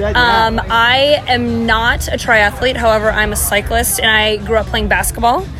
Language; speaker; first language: English; native; English